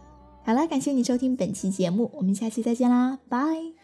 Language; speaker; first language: Chinese; native; Chinese